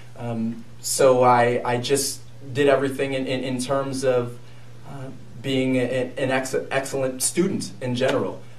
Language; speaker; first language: English; native; English